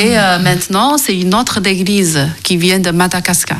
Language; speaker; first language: French; non-native, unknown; Chinese